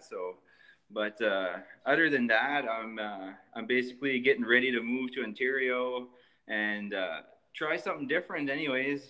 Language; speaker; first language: English; native; English